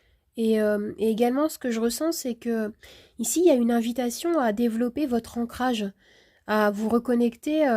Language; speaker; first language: French; native; French